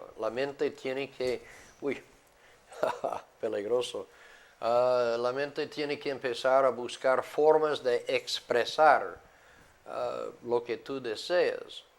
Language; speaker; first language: Spanish; non-native, fluent; English